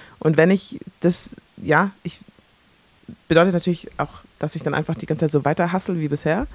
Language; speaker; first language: German; early bilingual, other home language; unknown